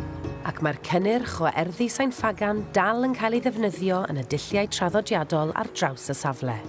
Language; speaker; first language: Welsh; native; Welsh